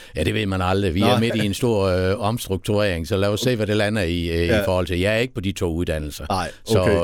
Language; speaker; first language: Danish; native; Danish